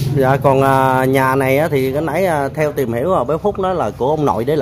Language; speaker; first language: Vietnamese; native; Vietnamese